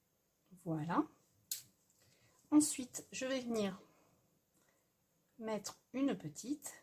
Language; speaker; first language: French; native; French